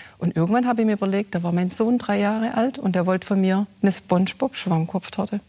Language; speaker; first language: German; native; German